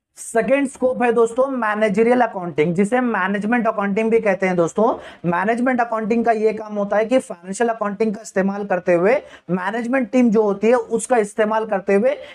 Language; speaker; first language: Hindi; native; Hindi